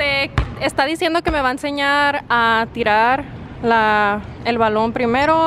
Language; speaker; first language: Spanish; native; Spanish